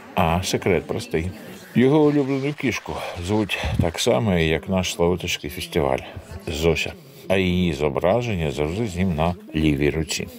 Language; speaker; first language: Ukrainian; native; Ukrainian